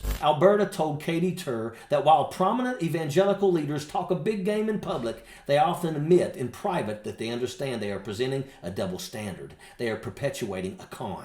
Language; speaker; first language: English; native; English